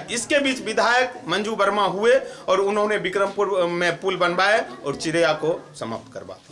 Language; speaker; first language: Hindi; native; Hindi